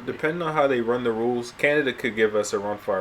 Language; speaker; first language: English; native; English